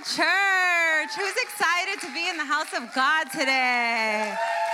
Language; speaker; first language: English; early bilingual, other home language; Spanish